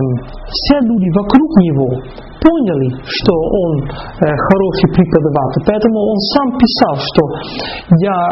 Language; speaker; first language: Russian; non-native, fluent; Dutch